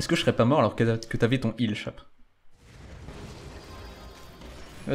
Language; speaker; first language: French; native; French